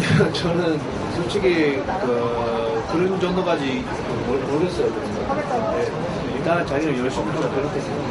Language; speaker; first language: Korean; early bilingual, heritage; Japanese